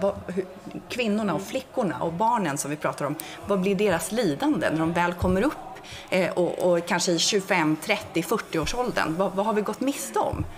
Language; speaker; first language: Swedish; native; Swedish